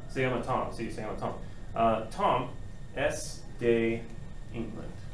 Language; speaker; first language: Spanish; non-native, fluent; English